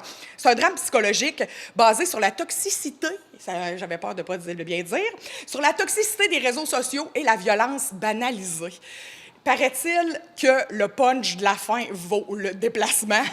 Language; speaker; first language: French; native; French